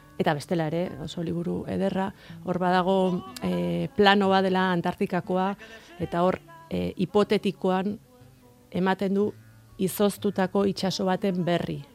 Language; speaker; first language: Basque; non-native, local second language; Spanish